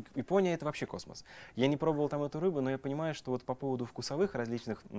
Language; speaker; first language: Russian; native; Russian